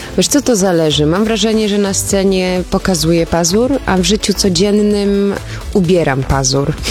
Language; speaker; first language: Polish; early bilingual, heritage; Polish